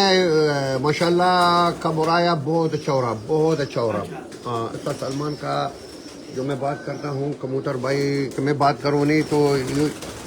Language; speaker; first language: Hindi; non-native, learner; Arabic